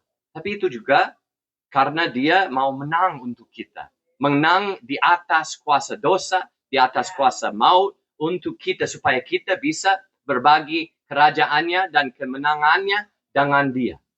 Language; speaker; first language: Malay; non-native, fluent; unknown